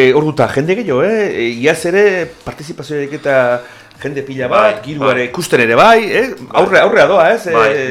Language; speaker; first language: Basque; native; Basque